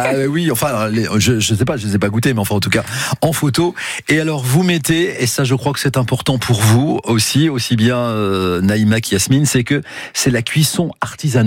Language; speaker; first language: French; native; French